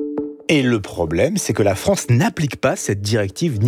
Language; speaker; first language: French; native; French